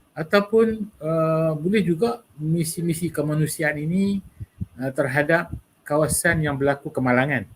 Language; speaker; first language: Malay; native; Malay